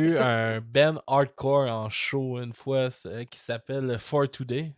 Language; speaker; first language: French; native; French